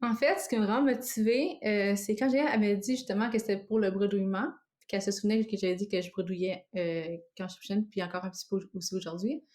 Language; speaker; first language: French; native; French